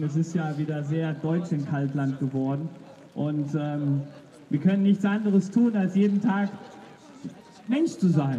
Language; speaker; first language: German; native; German